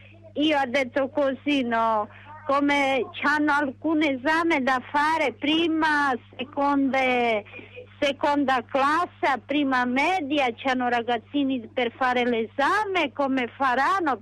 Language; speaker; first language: Italian; non-native, local second language; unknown